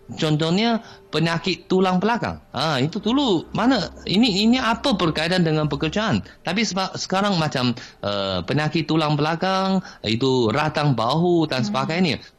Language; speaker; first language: Malay; non-native, fluent; Chinese